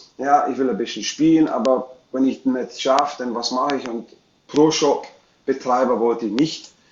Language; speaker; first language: German; non-native, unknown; English